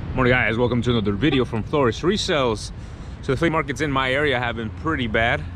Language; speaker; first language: English; early bilingual, other home language; Spanish